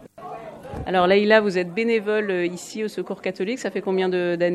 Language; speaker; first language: French; native; French